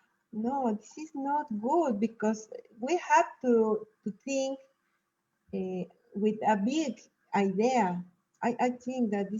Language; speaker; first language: English; non-native, learner; Spanish